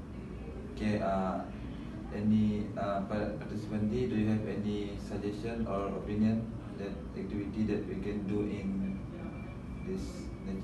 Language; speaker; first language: English; non-native, learner; Malay